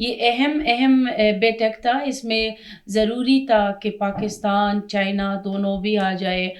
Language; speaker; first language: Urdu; non-native, fluent; Persian